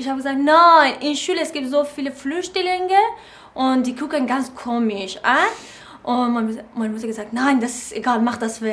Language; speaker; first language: German; non-native, learner; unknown